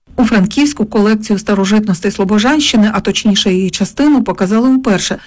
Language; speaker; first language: Ukrainian; native; Ukrainian